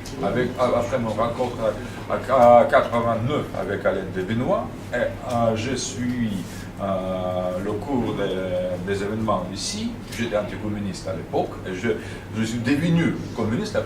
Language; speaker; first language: French; non-native, fluent; Russian